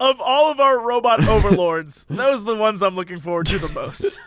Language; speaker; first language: English; native; English